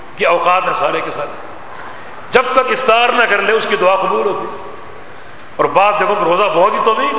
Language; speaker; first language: Urdu; non-native, local second language; Punjabi